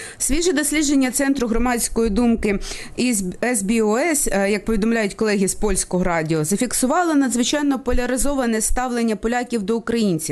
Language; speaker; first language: Ukrainian; native; Ukrainian